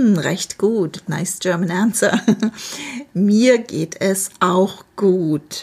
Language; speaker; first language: German; non-native, fluent; English